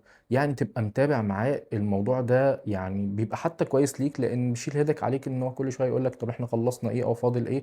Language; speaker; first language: Arabic; native; Arabic